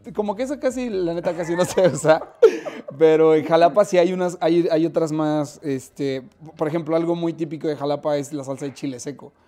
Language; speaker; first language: Spanish; native; Spanish